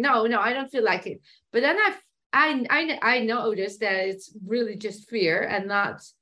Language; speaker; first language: English; non-native, fluent; Dutch